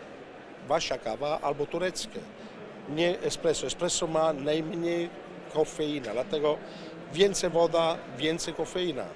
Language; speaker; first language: Polish; non-native, learner; Italian